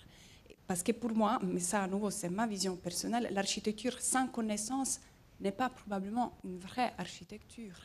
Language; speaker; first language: French; non-native, fluent; Italian